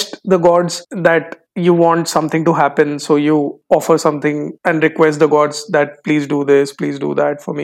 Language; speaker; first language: English; non-native, local second language; Hindi